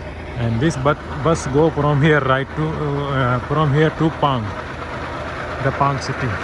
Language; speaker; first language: English; non-native, learner; Urdu